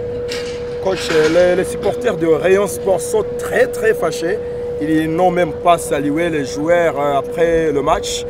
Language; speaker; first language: French; non-native, local second language; Kinyarwanda